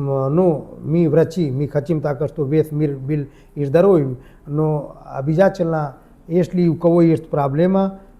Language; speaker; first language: Russian; non-native, learner; Hindi